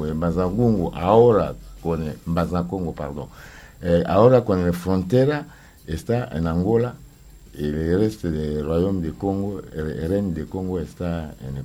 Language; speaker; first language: Spanish; non-native, learner; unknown